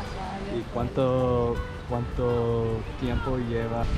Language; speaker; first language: Spanish; non-native, fluent; English